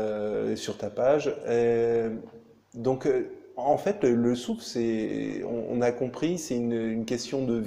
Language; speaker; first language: French; native; French